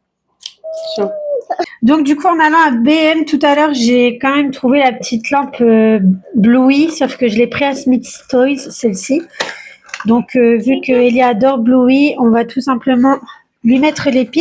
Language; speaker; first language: French; native; French